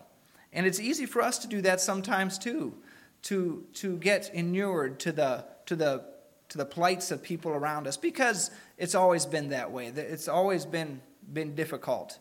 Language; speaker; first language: English; native; English